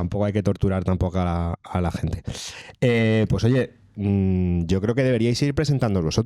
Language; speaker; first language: Spanish; native; Spanish